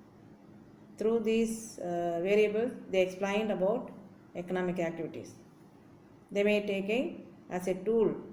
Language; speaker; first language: English; non-native, local second language; Tamil